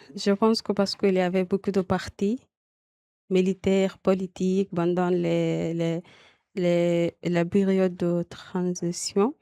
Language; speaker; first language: French; non-native, learner; Arabic